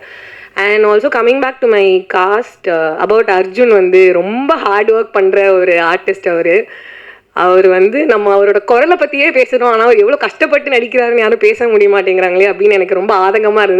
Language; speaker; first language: Tamil; native; Tamil